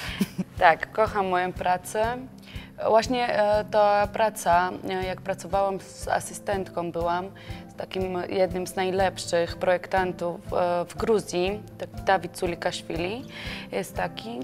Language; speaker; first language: Polish; non-native, learner; Georgian